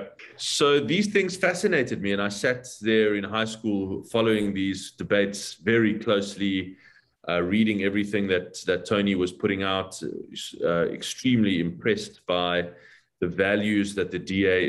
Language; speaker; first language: English; native; English